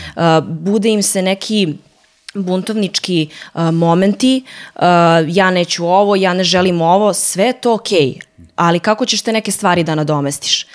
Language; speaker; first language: Serbian; early bilingual, heritage; Serbian